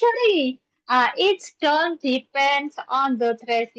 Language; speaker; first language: English; non-native, learner; Indonesian